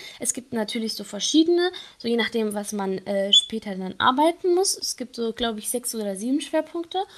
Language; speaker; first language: German; non-native, fluent; Arabic